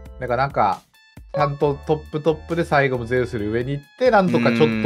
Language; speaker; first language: Japanese; native; Japanese